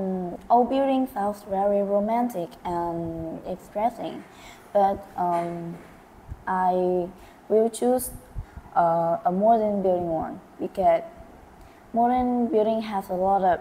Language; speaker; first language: English; non-native, learner; Vietnamese